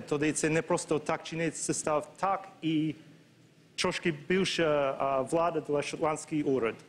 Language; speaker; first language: Ukrainian; non-native, learner; English